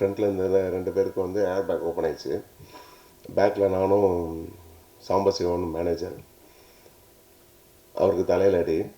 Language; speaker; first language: Tamil; native; Tamil